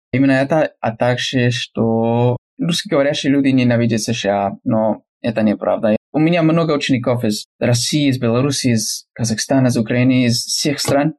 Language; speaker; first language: Russian; non-native, fluent; English